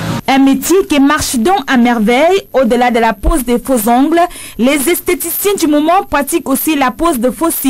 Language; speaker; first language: French; non-native, local second language; Wolof